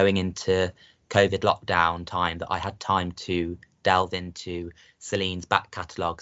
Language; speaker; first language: English; native; English